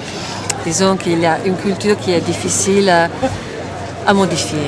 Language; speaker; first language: French; non-native, fluent; Italian